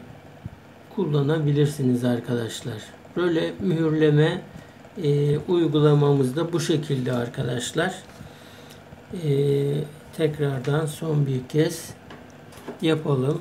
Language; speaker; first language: Turkish; native; Turkish